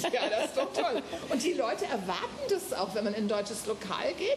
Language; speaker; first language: German; native; German